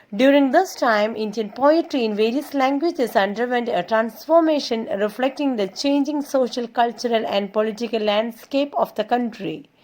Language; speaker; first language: English; non-native, local second language; Malayalam